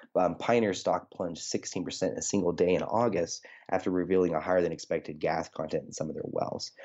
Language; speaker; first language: English; native; English